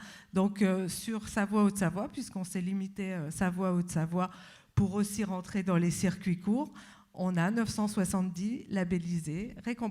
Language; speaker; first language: French; native; French